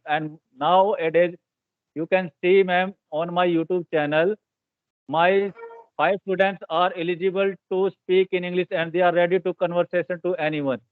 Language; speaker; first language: English; non-native, learner; Hindi